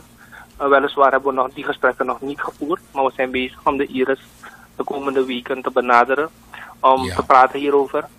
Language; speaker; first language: Dutch; native; Dutch